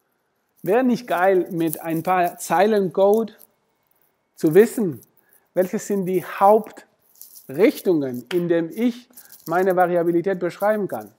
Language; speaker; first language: German; non-native, fluent; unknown